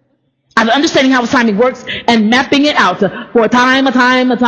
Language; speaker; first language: English; native; English